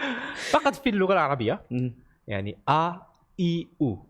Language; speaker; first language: Arabic; non-native, learner; Korean